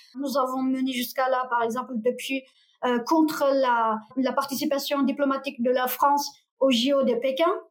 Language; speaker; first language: French; non-native, fluent; Uyghur